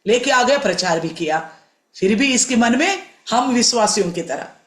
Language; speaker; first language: Hindi; non-native, local second language; Telugu